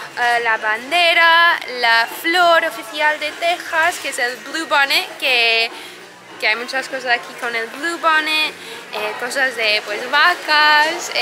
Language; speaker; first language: Spanish; non-native, fluent; English